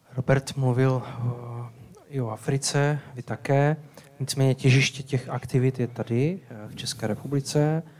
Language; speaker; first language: Czech; native; Czech